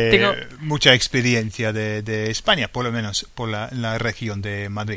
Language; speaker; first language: Spanish; non-native, fluent; English